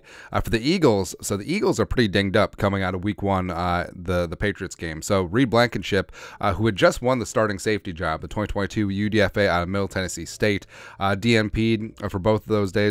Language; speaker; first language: English; native; English